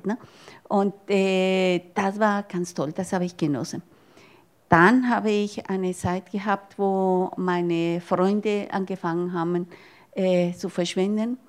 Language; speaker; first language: German; non-native, fluent; Spanish